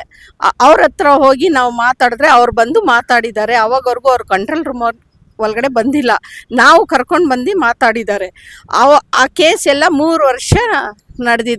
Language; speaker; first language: Kannada; non-native, local second language; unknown